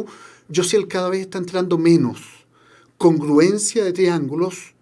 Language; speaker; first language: Spanish; native; Spanish